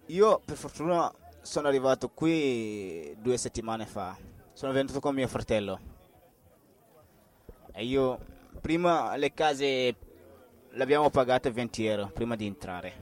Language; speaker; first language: Italian; non-native, learner; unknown